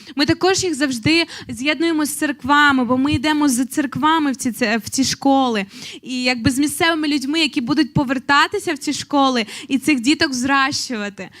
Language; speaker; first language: Ukrainian; native; Ukrainian